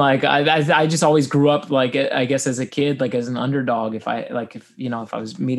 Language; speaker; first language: English; native; English